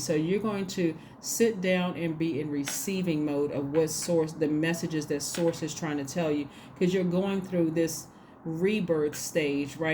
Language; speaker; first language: English; native; English